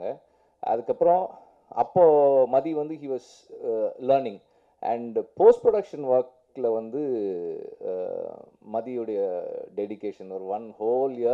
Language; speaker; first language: Tamil; native; Tamil